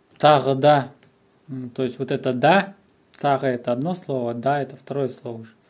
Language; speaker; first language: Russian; native; Russian